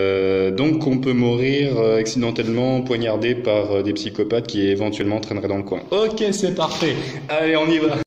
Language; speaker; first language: French; native; French